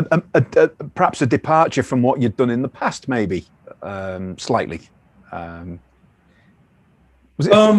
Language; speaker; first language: English; native; English